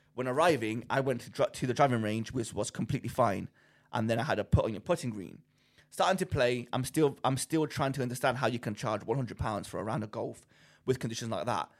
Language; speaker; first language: English; non-native, fluent; Greek